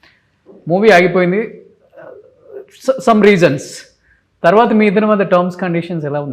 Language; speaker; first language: Telugu; native; Telugu